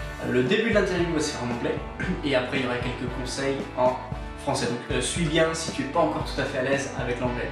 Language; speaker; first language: French; non-native, fluent; English